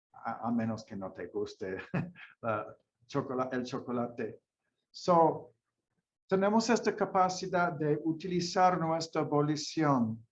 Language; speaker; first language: Spanish; non-native, fluent; English